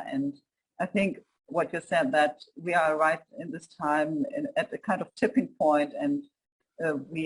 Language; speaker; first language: English; non-native, fluent; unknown